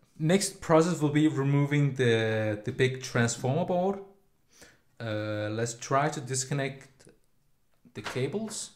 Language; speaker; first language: English; non-native, fluent; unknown